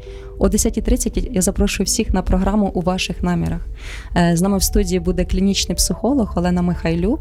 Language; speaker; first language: Ukrainian; native; Ukrainian